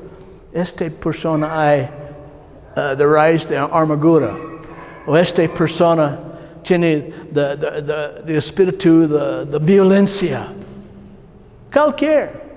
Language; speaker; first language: Spanish; non-native, learner; English